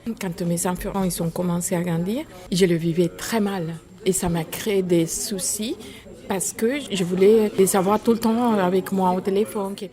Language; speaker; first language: French; non-native, fluent; Spanish